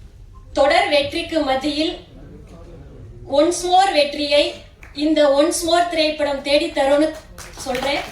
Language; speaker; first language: Tamil; native; Tamil